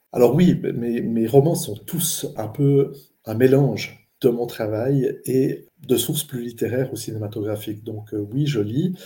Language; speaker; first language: French; native; French